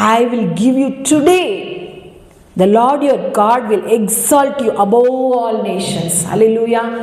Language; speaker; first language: English; non-native, local second language; Tamil